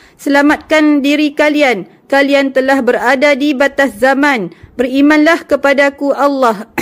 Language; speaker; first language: Malay; native; Malay